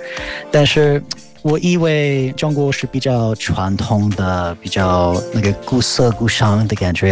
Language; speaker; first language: Chinese; non-native, fluent; English